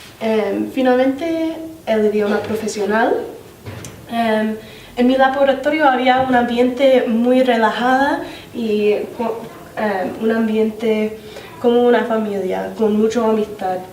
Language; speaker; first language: Spanish; non-native, learner; English